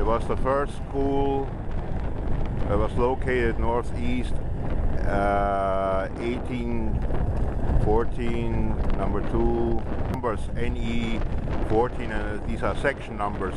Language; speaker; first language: English; non-native, fluent; German